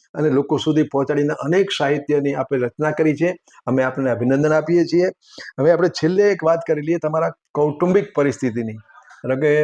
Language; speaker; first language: Gujarati; native; Gujarati